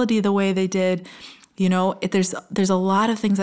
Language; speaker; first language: English; native; English